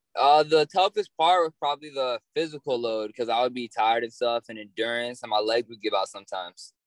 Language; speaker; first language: English; native; English